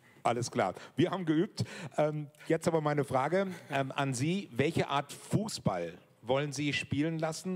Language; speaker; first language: German; native; German